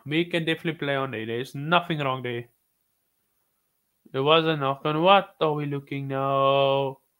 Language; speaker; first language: English; non-native, local second language; Afrikaans